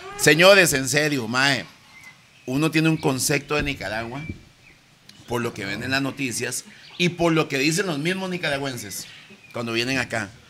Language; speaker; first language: Spanish; native; Spanish